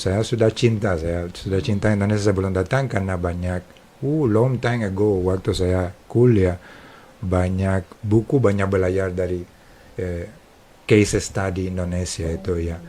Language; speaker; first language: Indonesian; non-native, fluent; Spanish